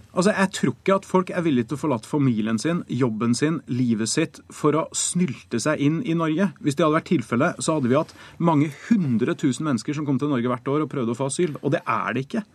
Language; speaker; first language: Norwegian; native; Norwegian